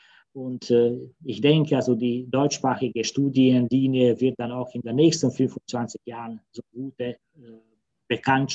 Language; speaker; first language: German; non-native, fluent; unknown